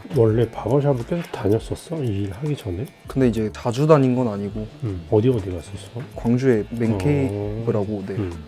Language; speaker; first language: Korean; native; Korean